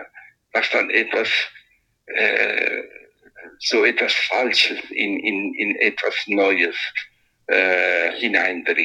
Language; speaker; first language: German; non-native, fluent; Italian